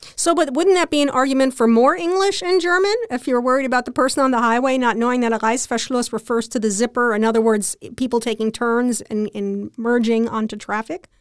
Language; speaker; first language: English; native; English